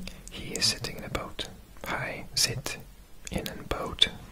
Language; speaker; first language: Dutch; non-native, learner; English